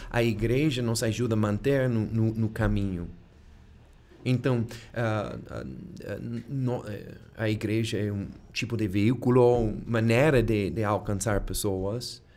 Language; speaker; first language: Portuguese; non-native, fluent; English